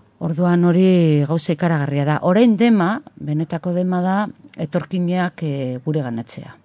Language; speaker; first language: Basque; non-native, local second language; Spanish